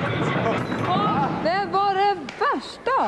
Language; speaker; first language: Swedish; native; Swedish